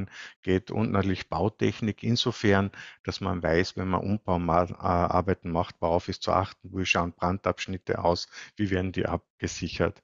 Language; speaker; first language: German; native; German